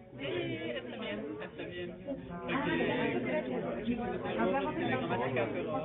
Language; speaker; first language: Spanish; non-native, fluent; German